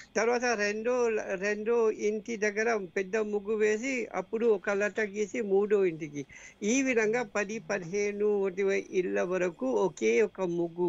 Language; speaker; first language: Telugu; non-native, fluent; Morisyen